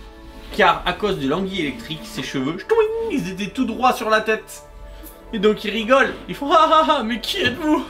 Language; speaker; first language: French; native; French